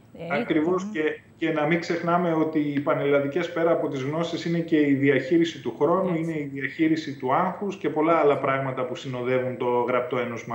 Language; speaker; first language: Greek; native; Greek